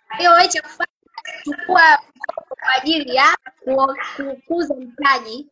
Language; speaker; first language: Swahili; native; Swahili